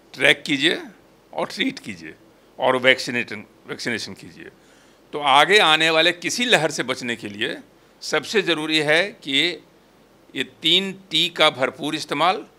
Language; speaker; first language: Hindi; native; Hindi